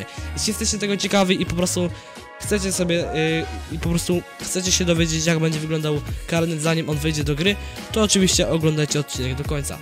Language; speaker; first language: Polish; native; Polish